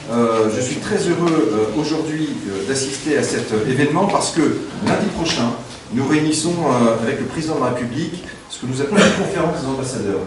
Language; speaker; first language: French; native; French